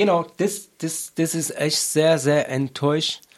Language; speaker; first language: German; non-native, learner; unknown